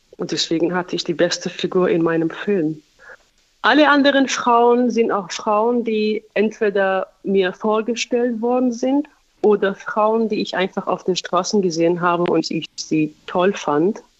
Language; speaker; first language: German; non-native, fluent; Persian